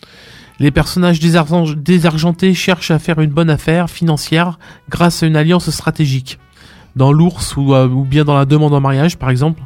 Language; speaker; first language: French; native; French